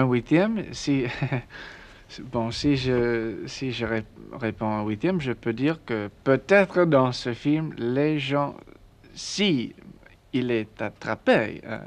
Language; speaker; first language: French; non-native, learner; English